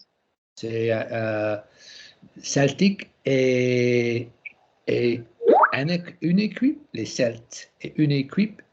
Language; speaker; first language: French; non-native, learner; English